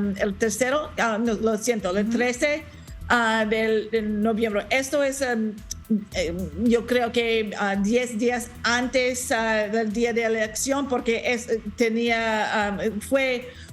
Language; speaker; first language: Spanish; non-native, learner; English